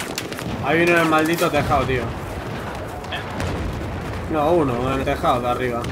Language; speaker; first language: Spanish; native; Spanish